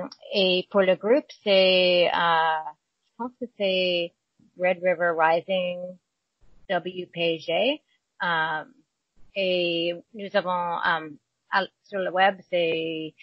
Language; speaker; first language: French; non-native, learner; English